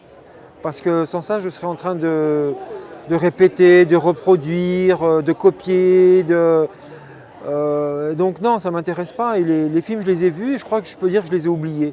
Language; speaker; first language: French; non-native, local second language; Arabic